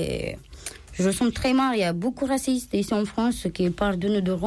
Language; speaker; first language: French; non-native, learner; Romanian